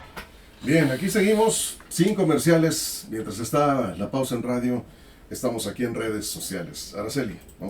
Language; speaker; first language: Spanish; native; Spanish